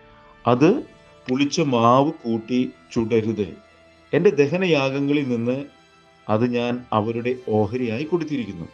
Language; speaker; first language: Malayalam; native; Malayalam